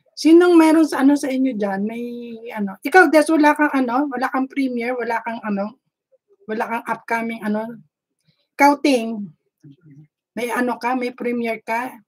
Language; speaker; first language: Filipino; native; Filipino